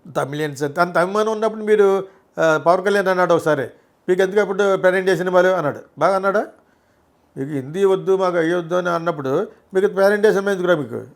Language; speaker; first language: Telugu; native; Telugu